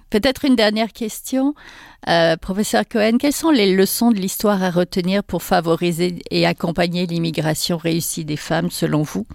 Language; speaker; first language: French; native; French